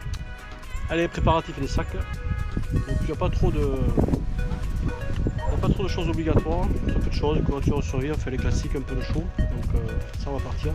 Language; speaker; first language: French; native; French